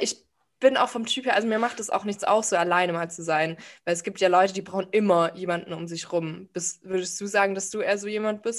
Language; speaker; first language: German; native; German